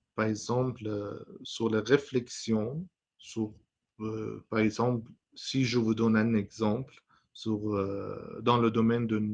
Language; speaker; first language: French; non-native, fluent; Persian